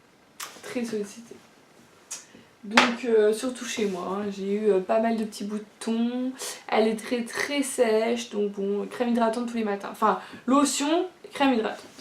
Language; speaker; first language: French; native; French